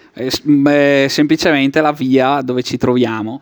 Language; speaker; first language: Italian; native; Italian